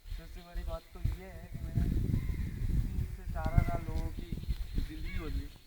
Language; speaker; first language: Hindi; non-native, local second language; Bangla